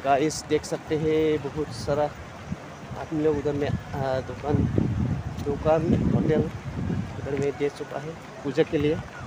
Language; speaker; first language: Hindi; non-native, local second language; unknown